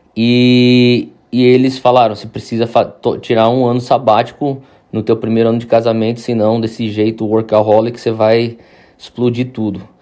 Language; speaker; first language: Portuguese; native; Portuguese